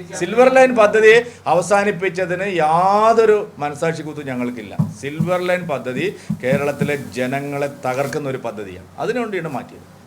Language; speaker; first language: Malayalam; native; Malayalam